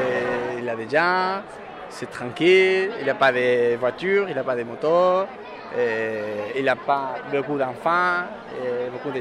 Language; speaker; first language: French; non-native, learner; Spanish